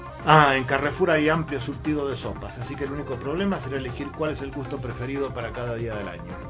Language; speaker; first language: Spanish; native; Spanish